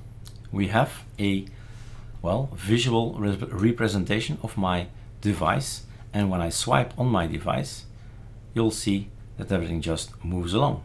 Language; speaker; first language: English; non-native, fluent; Dutch